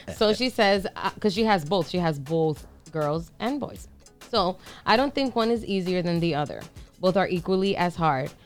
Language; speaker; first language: English; early bilingual, other home language; Spanish